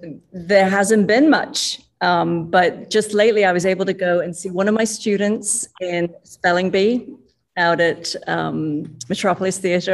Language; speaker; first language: English; native; English